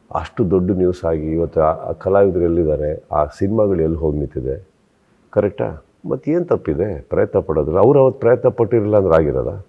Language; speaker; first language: Kannada; native; Kannada